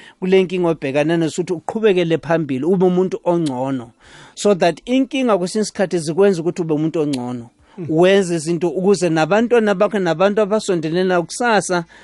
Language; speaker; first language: Zulu; non-native, local second language; Venda